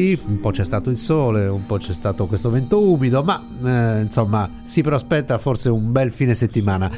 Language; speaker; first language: Italian; native; Italian